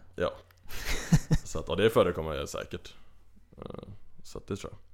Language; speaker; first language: Swedish; native; Swedish